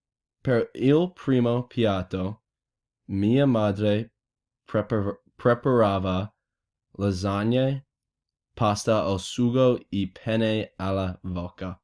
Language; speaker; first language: Italian; non-native, learner; English